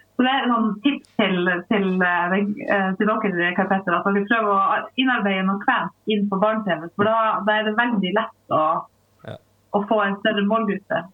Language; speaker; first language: Norwegian; native; Norwegian